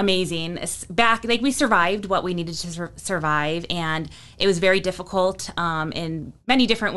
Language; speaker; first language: English; native; English